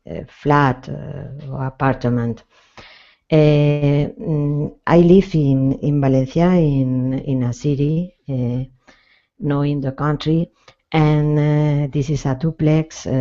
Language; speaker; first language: English; non-native, learner; Spanish